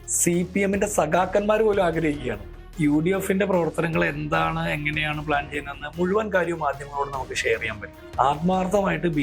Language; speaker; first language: Malayalam; native; Malayalam